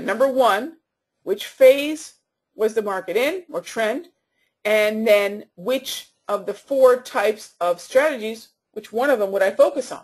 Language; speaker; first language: English; native; English